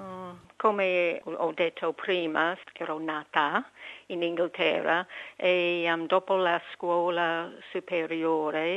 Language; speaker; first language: Italian; non-native, learner; English